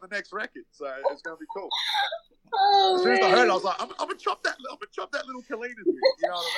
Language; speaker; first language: English; native; English